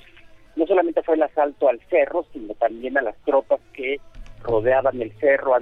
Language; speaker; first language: Spanish; native; Spanish